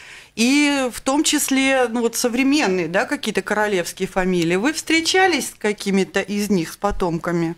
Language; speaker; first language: Russian; native; Russian